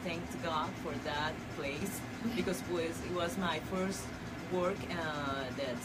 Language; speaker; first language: English; non-native, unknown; Spanish